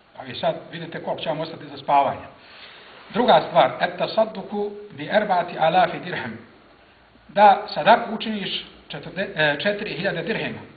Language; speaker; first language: Bosnian; native; Bosnian